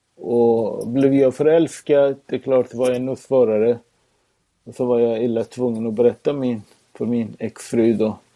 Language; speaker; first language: Swedish; non-native, fluent; Persian